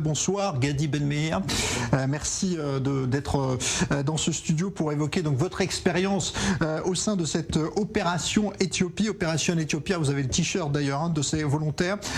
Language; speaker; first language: French; native; French